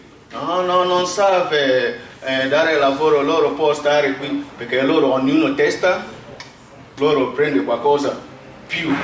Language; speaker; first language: Italian; non-native, learner; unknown